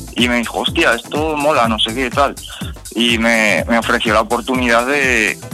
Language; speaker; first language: Spanish; native; Spanish